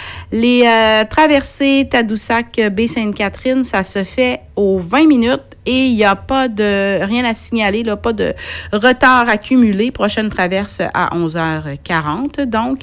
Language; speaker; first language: French; native; French